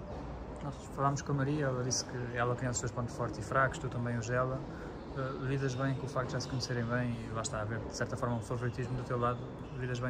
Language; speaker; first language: Portuguese; native; Portuguese